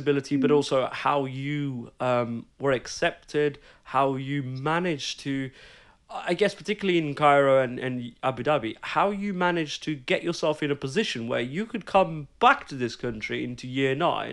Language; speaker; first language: English; early bilingual, other home language; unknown